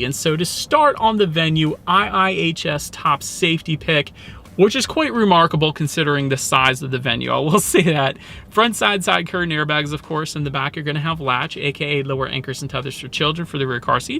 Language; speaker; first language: English; native; English